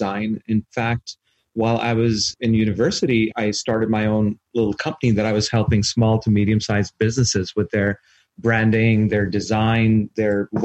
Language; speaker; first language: English; non-native, local second language; Urdu